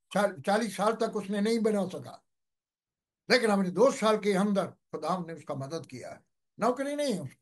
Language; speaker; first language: Hindi; non-native, local second language; Malayalam